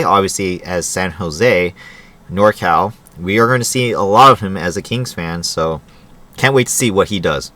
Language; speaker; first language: English; native; English